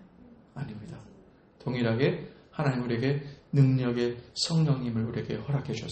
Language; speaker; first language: Korean; native; Korean